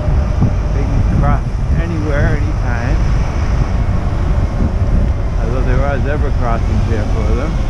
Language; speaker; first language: English; native; English